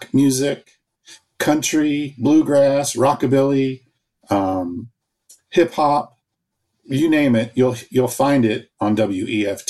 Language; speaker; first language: English; native; English